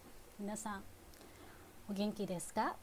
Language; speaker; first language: Japanese; non-native, fluent; Filipino